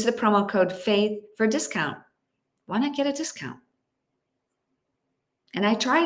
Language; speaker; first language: English; native; English